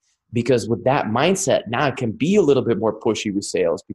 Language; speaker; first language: English; non-native, fluent; Russian